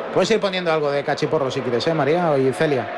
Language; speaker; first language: Spanish; native; Spanish